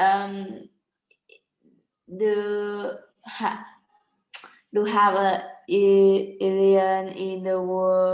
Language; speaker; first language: English; non-native, learner; Vietnamese